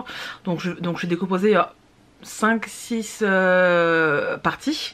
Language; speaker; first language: French; native; French